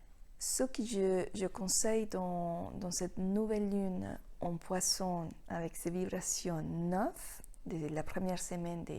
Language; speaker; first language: French; non-native, fluent; Spanish